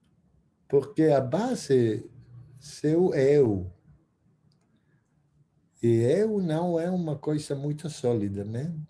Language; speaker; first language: Portuguese; non-native, fluent; Spanish